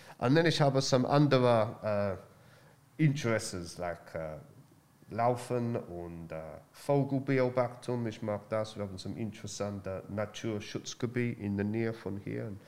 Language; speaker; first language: German; non-native, learner; English